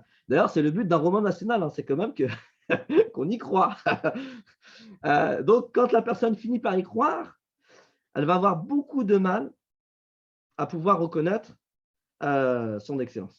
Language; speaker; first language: French; native; French